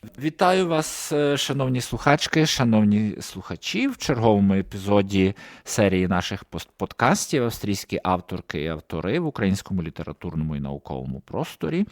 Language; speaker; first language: Ukrainian; native; Ukrainian